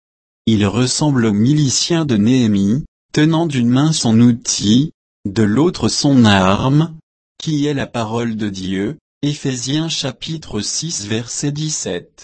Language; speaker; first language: French; native; French